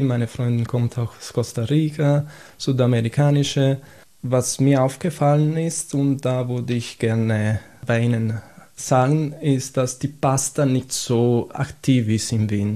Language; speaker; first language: German; non-native, fluent; Italian